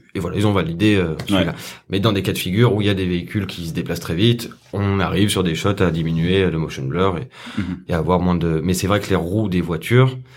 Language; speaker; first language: French; native; French